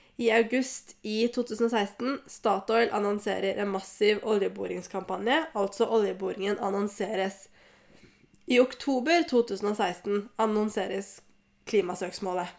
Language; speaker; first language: Norwegian; native; Norwegian